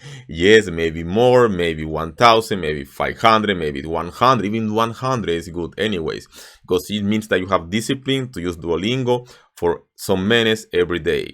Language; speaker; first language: English; non-native, fluent; Spanish